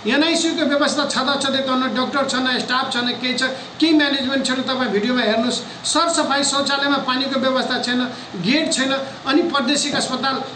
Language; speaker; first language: Nepali; non-native, local second language; Maithili